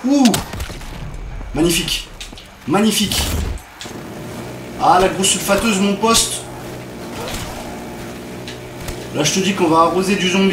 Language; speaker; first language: French; native; French